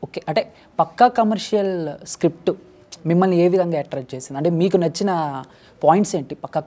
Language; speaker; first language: Telugu; native; Telugu